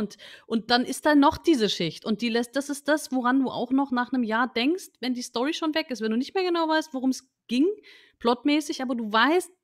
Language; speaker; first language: German; native; German